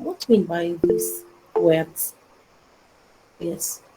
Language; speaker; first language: English; non-native, learner; Arabic